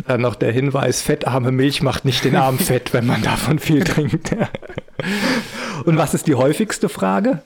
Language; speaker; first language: German; native; German